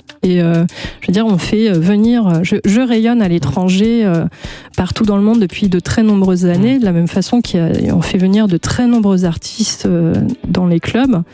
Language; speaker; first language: French; native; French